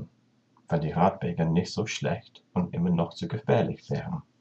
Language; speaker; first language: German; non-native, learner; English